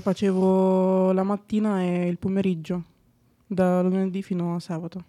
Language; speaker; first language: Italian; non-native, fluent; Bulgarian